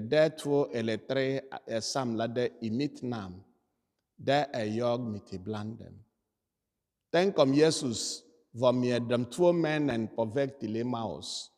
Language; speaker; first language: Swedish; non-native, fluent; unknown